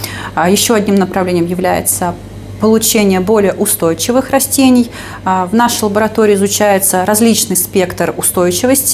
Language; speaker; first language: Russian; native; Russian